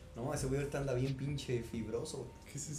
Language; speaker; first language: Spanish; native; Spanish